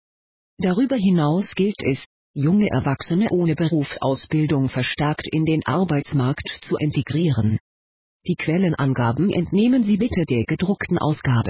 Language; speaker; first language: German; native; German